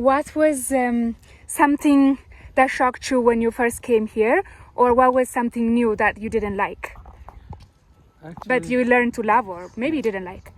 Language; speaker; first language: English; non-native, local second language; Amharic